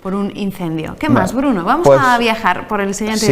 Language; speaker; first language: Spanish; native; Spanish